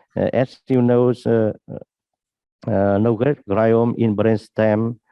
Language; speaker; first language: English; non-native, learner; Vietnamese